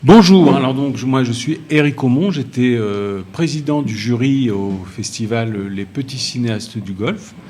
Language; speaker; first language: French; native; French